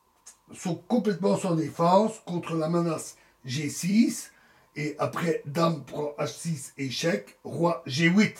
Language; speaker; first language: French; native; French